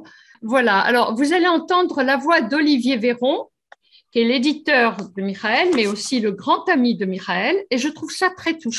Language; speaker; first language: French; native; French